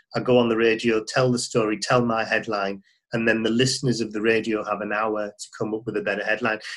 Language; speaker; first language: English; native; English